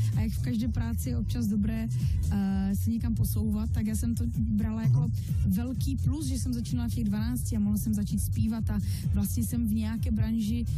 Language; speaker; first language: Czech; non-native, local second language; Polish